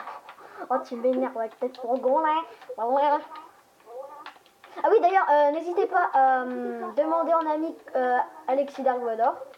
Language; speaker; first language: French; native; French